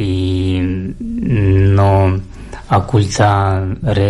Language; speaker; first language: Catalan; non-native, learner; Russian